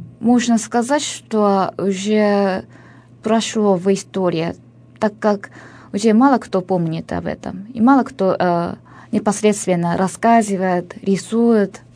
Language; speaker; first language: Russian; non-native, fluent; Japanese